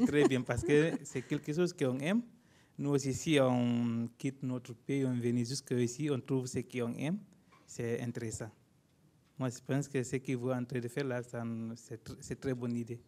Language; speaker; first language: French; non-native, learner; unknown